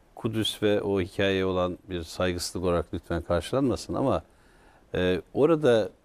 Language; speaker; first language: Turkish; native; Turkish